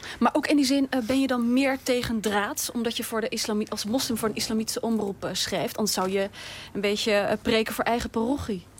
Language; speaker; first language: Dutch; early bilingual, other home language; Turkish